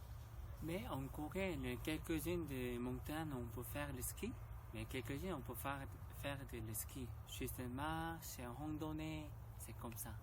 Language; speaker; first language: French; non-native, learner; Korean